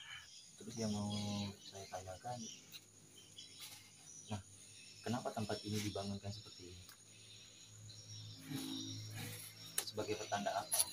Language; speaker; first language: Indonesian; native; Indonesian